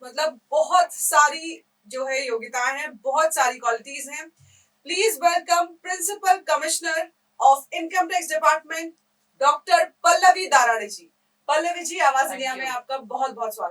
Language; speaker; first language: Hindi; native; Hindi